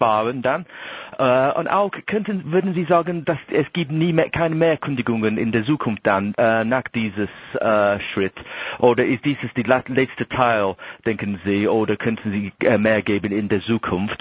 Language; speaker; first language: German; non-native, learner; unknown